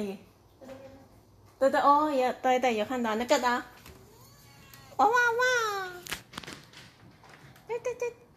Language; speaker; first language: Chinese; non-native, fluent; Indonesian